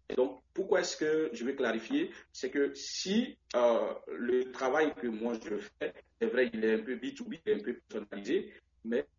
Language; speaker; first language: French; non-native, local second language; Baoulé